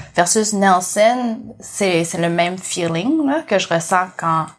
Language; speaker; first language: French; native; French